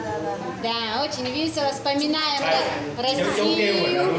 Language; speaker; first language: Russian; non-native, learner; Vietnamese